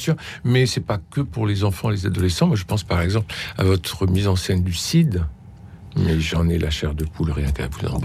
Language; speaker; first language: French; native; French